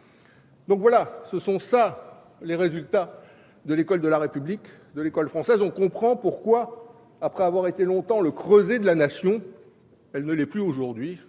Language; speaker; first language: French; native; French